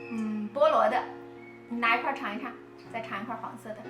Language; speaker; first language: Chinese; native; Chinese